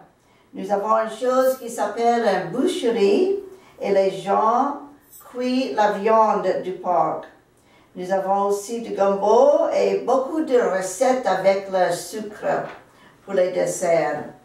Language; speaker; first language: French; non-native, local second language; English